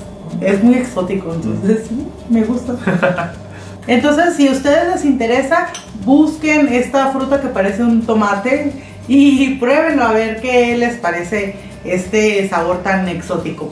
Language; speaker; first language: Spanish; non-native, local second language; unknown